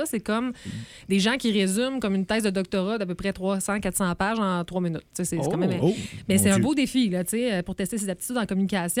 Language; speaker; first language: French; native; French